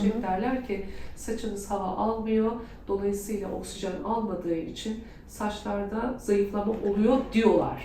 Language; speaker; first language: Turkish; native; Turkish